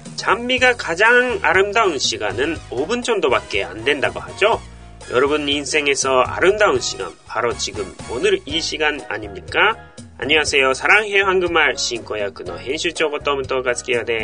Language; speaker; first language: Korean; non-native, fluent; Japanese